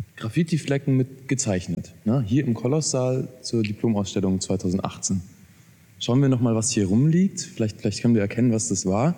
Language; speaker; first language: German; native; German